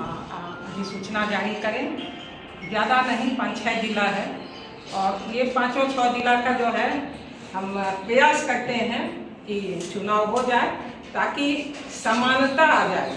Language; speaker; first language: Hindi; native; Hindi